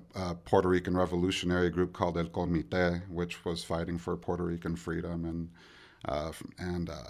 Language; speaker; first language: English; early bilingual, other home language; Spanish